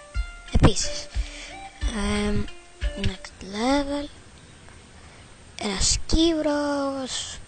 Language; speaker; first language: Greek; native; Greek